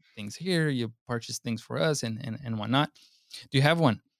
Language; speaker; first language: English; non-native, fluent; Portuguese